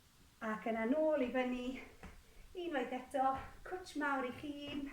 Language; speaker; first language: Welsh; native; Welsh